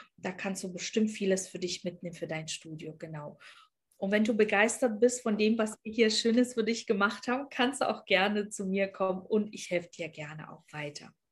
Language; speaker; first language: German; non-native, fluent; Ukrainian